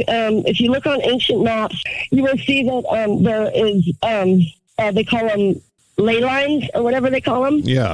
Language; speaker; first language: English; native; English